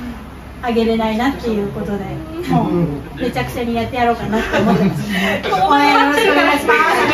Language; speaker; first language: Japanese; native; Japanese